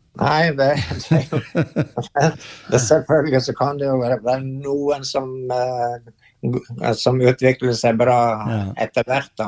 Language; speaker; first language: Norwegian; native; Norwegian